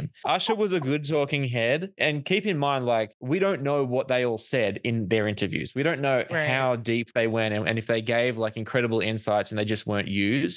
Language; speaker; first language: English; native; English